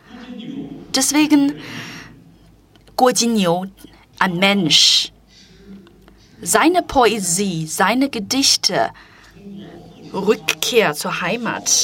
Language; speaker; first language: German; non-native, fluent; Chinese